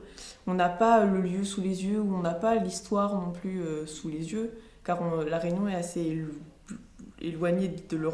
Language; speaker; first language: French; native; French